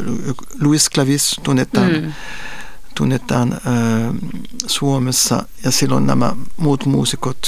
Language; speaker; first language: Finnish; non-native, fluent; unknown